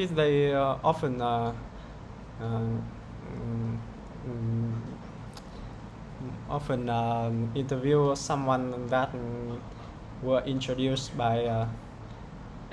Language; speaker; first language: English; non-native, learner; Vietnamese